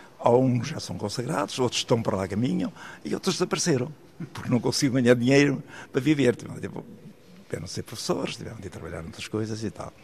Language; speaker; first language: Portuguese; native; Portuguese